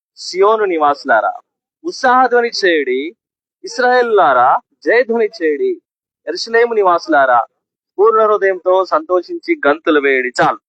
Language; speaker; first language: Telugu; non-native, local second language; Kannada